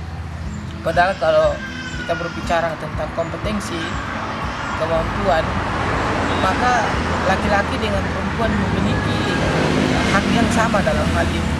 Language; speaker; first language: Indonesian; native; Indonesian